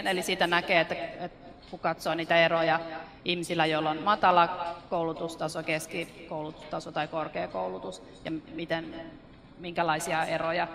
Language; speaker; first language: Finnish; native; Finnish